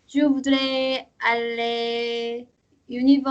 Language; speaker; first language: French; non-native, learner; Korean